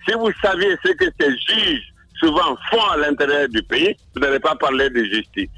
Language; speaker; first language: French; non-native, local second language; Mandingo